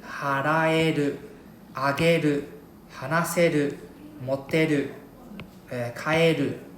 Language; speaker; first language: Japanese; non-native, fluent; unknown